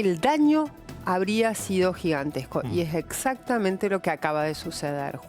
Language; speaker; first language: Spanish; native; Spanish